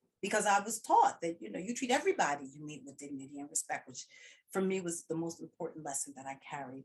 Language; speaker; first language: English; early bilingual, other home language; Spanish